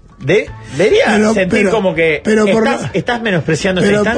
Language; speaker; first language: Spanish; native; Spanish